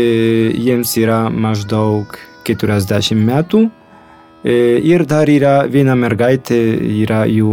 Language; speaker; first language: Lithuanian; non-native, fluent; Polish